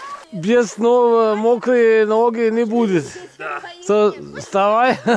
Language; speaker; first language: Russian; non-native, learner; Danish